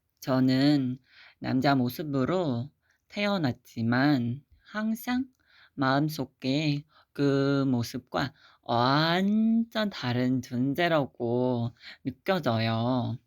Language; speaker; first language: Korean; non-native, fluent; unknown